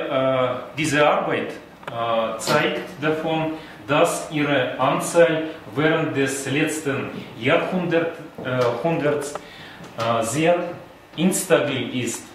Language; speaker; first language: German; non-native, learner; Russian